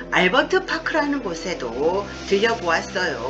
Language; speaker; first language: Korean; native; Korean